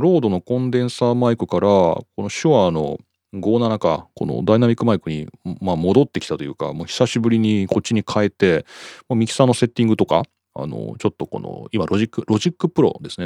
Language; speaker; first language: Japanese; native; Japanese